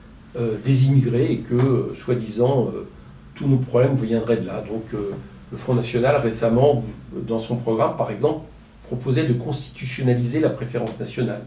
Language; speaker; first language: French; native; French